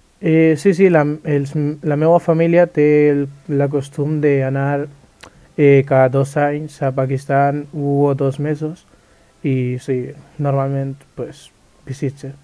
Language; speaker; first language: Catalan; early bilingual, other home language; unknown